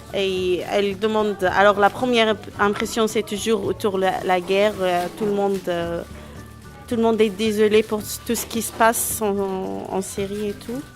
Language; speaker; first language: French; non-native, fluent; Arabic